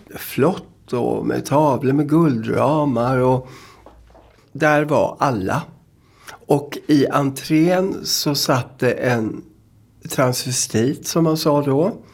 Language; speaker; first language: Swedish; native; Swedish